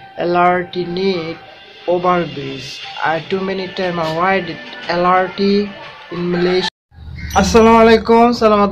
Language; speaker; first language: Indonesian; non-native, learner; Bangla